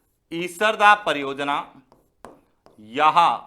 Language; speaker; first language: Hindi; native; Hindi